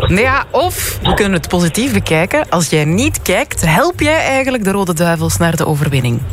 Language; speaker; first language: Dutch; native; Dutch